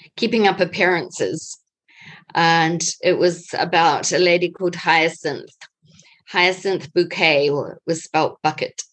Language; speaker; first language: English; native; English